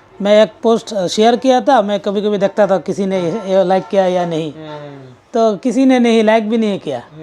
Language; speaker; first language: Urdu; non-native, fluent; Bangla